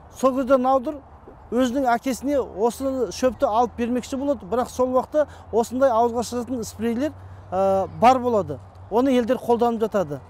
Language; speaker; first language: Kazakh; early bilingual, heritage; Kazakh